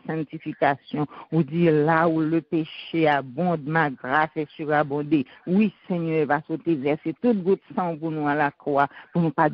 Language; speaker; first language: French; non-native, local second language; Haitian Creole